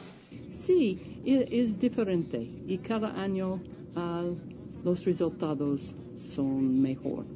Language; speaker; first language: Spanish; non-native, learner; English